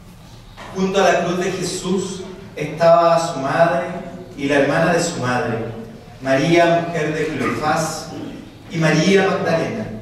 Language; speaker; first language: Spanish; native; Spanish